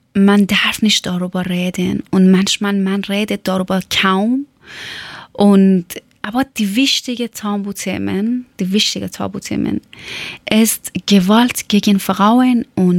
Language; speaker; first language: German; non-native, learner; Persian